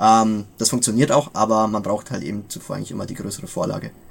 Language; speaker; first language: German; native; German